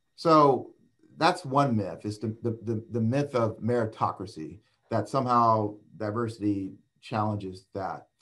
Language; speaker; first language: English; native; English